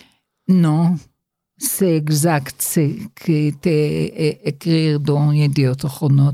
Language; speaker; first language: French; non-native, learner; Hebrew